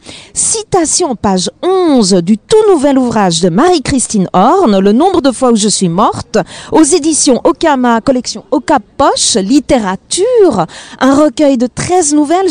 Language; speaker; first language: French; native; French